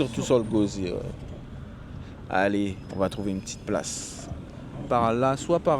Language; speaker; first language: French; native; French